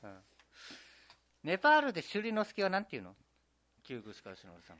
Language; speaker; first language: Japanese; native; Japanese